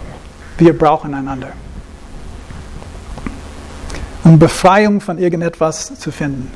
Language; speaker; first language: German; non-native, fluent; English